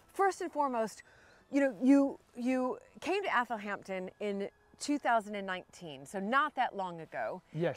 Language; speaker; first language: English; native; English